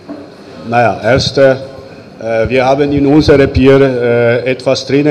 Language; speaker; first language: German; non-native, fluent; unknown